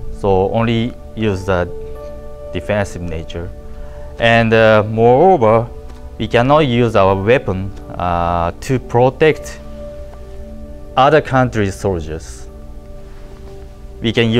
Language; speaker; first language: English; non-native, learner; Japanese